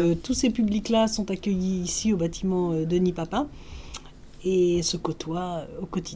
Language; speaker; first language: French; native; French